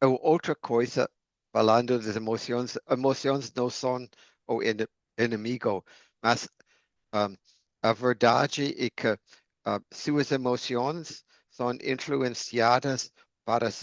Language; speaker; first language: Portuguese; non-native, fluent; English